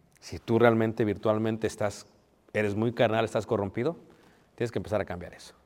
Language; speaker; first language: Spanish; early bilingual, heritage; Spanish